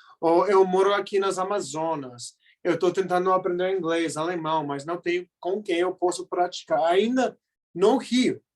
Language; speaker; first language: Portuguese; non-native, fluent; English